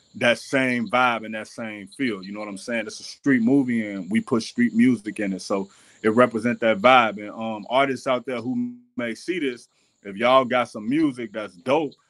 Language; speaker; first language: English; native; English